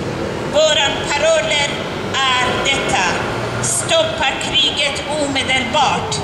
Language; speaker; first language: Swedish; non-native, learner; Persian